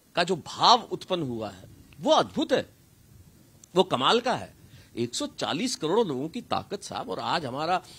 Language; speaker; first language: Hindi; native; Hindi